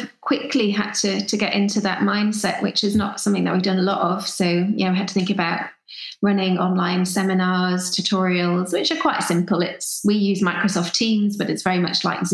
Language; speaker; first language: English; native; English